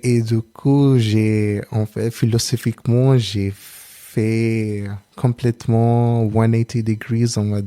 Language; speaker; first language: French; non-native, learner; Telugu